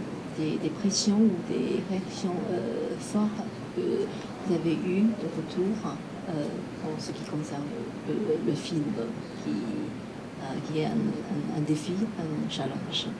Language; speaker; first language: French; non-native, fluent; Chinese